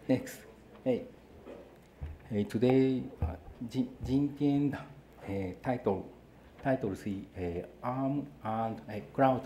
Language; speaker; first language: English; non-native, learner; Japanese